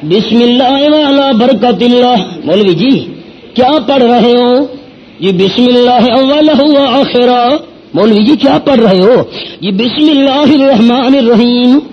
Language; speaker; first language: Urdu; non-native, local second language; Pashto